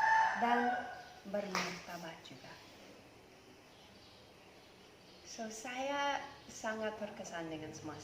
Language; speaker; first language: Indonesian; non-native, fluent; English